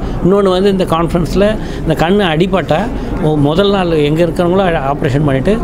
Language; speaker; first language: Tamil; native; Tamil